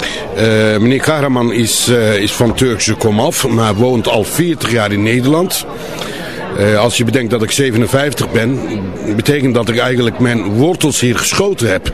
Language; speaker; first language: Dutch; non-native, fluent; Turkish